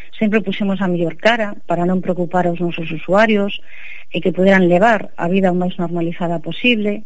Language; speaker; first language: Galician; non-native, local second language; Spanish